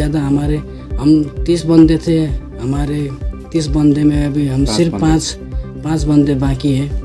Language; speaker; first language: Hindi; non-native, learner; Nepali